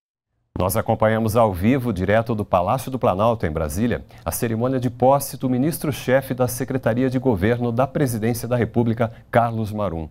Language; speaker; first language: Portuguese; native; Portuguese